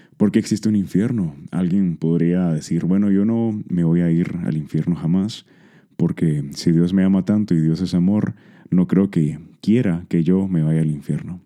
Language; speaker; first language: Spanish; early bilingual, heritage; Spanish